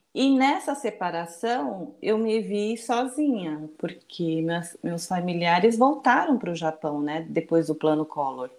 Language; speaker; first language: Portuguese; early bilingual, other home language; Japanese